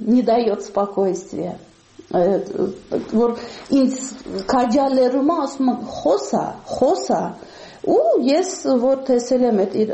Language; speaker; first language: Armenian; non-native, fluent; Uzbek